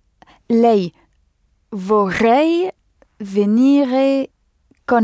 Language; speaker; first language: Italian; non-native, learner; French